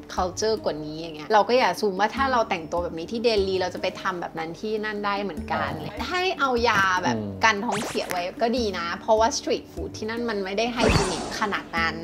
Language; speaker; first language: Thai; native; Thai